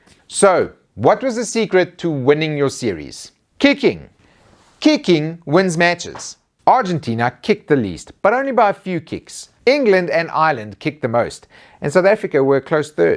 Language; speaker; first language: English; native; English